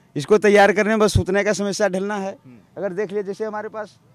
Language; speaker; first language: Hindi; native; Hindi